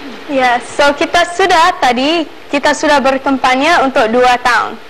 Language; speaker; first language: Indonesian; early bilingual, other home language; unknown